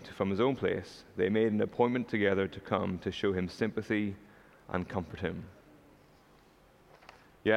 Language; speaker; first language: English; native; English